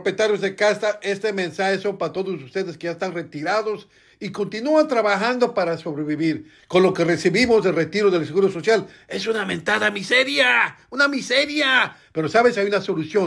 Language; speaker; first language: Spanish; native; Spanish